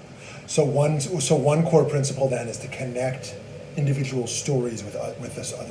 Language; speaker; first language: English; native; English